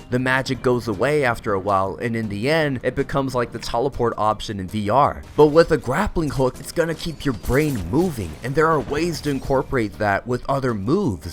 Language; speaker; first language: English; native; English